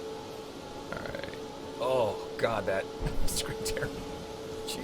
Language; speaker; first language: English; native; English